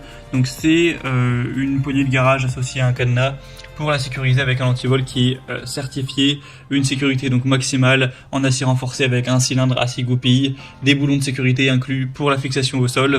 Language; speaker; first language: French; native; French